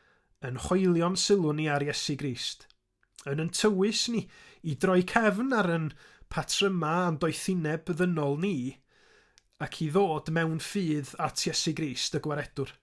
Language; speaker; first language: Welsh; native; Welsh